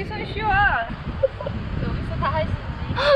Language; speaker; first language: Korean; non-native, fluent; Turkish